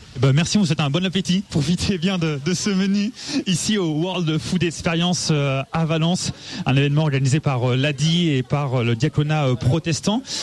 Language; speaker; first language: French; native; French